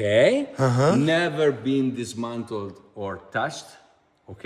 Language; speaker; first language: English; non-native, fluent; Italian